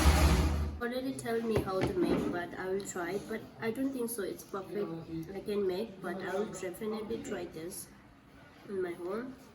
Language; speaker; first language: English; non-native, learner; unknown